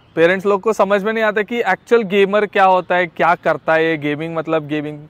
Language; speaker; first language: Hindi; non-native, local second language; Kannada